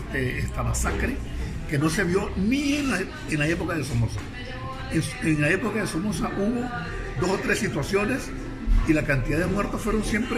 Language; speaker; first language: Spanish; native; Spanish